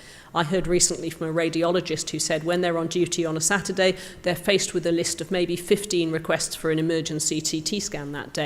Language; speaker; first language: English; native; English